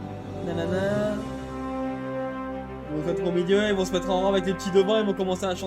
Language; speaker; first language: French; native; French